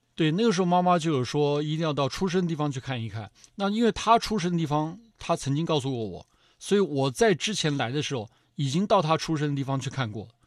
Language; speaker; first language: Chinese; native; Chinese